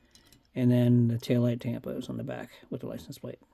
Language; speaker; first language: English; native; English